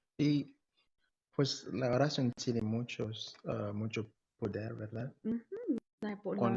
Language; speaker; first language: Spanish; non-native, fluent; English